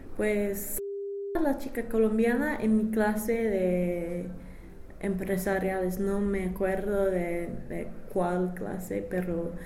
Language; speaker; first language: Spanish; non-native, fluent; English